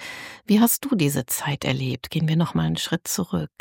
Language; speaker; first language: German; native; German